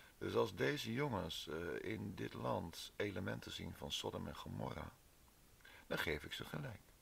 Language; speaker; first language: Dutch; native; Dutch